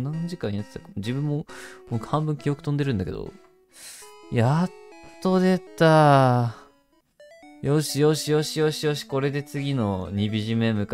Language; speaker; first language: Japanese; native; Japanese